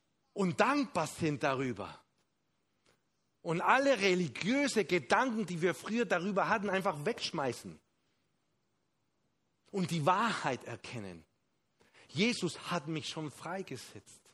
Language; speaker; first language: German; non-native, fluent; Spanish